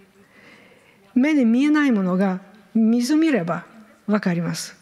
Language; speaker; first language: Japanese; non-native, fluent; Bulgarian